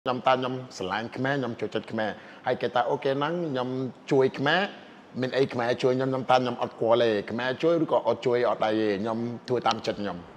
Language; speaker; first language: Khmer; non-native, fluent; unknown